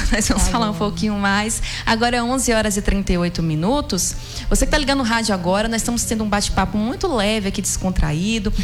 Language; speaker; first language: Portuguese; native; Portuguese